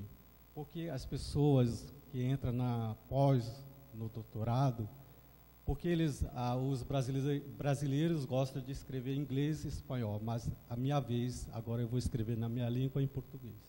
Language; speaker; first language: Portuguese; non-native, local second language; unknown